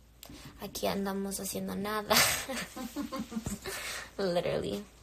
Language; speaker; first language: Spanish; early bilingual, heritage; English